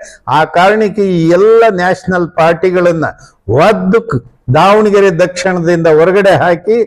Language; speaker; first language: Kannada; native; Kannada